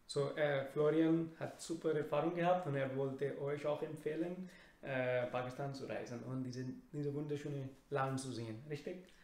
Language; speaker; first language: German; non-native, learner; Urdu